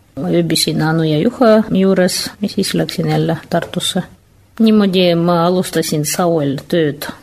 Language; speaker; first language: Estonian; non-native, fluent; Russian